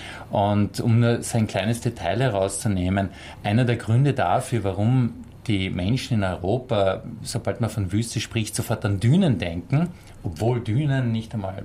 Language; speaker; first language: German; native; German